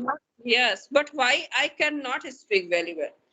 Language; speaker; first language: English; non-native, learner; Hindi